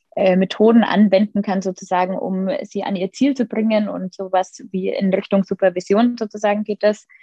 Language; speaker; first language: German; native; German